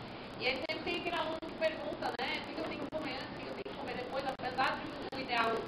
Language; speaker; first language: Portuguese; native; Portuguese